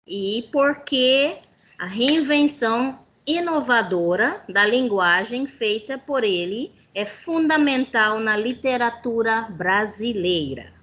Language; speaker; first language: Portuguese; non-native, fluent; English